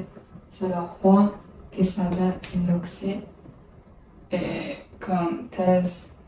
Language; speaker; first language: French; non-native, learner; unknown